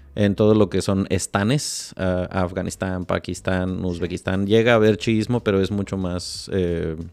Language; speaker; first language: Spanish; native; Spanish